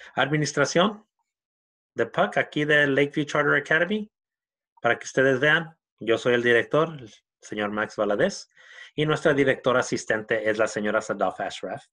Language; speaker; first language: Spanish; early bilingual, heritage; Spanish